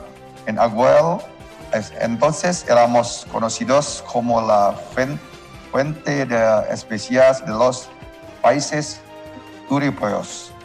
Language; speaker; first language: Spanish; non-native, learner; Indonesian